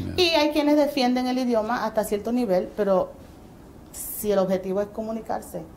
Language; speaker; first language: Spanish; early bilingual, heritage; English